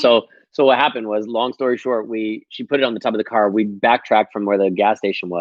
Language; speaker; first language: English; native; English